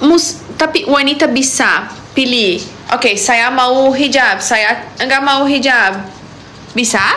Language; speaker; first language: Indonesian; non-native, learner; Portuguese